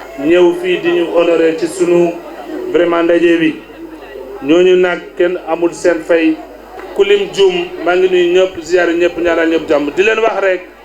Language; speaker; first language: Wolof; non-native, local second language; Fula